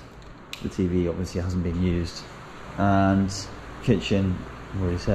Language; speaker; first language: English; native; English